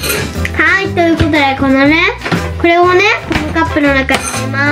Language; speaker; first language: Japanese; native; Japanese